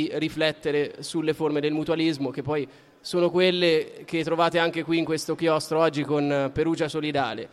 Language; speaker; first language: Italian; native; Italian